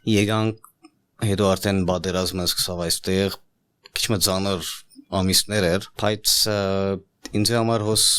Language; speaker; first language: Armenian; native; Armenian